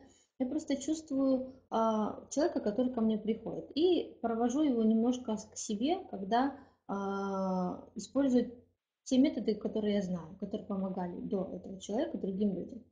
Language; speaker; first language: Russian; native; Russian